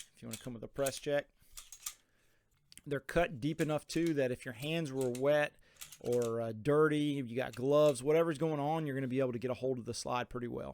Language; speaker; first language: English; native; English